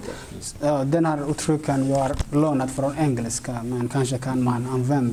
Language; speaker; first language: Swedish; non-native, fluent; Somali